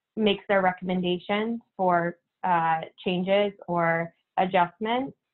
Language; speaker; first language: English; native; English